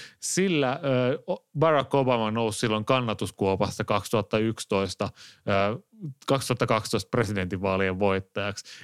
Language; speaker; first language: Finnish; native; Finnish